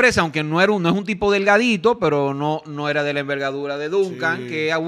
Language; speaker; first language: Spanish; native; Spanish